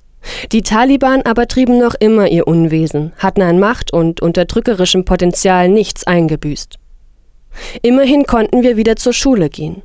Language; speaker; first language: German; non-native, fluent; Persian